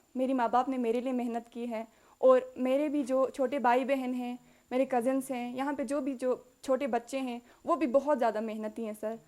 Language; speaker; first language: Urdu; non-native, local second language; Khowar